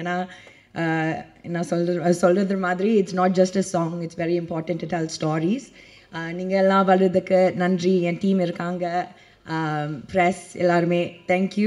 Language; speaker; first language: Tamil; early bilingual, heritage; Tamil